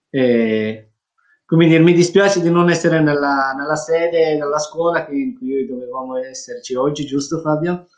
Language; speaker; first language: Italian; non-native, fluent; Persian